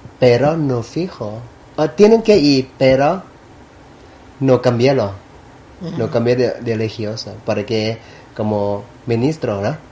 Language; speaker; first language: Spanish; non-native, learner; Thai